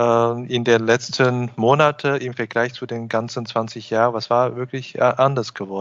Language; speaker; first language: German; non-native, fluent; Chinese